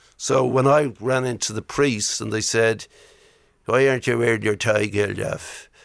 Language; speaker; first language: English; native; English